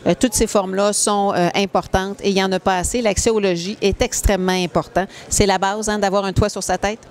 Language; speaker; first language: French; native; French